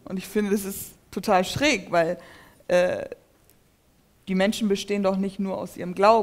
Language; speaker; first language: German; early bilingual, other home language; Turkish